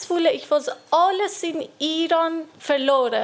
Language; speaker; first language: Dutch; non-native, learner; Persian